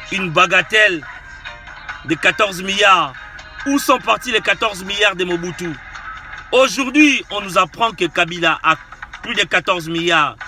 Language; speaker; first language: French; non-native, local second language; Lingala